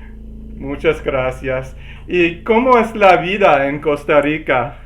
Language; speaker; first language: Spanish; non-native, learner; English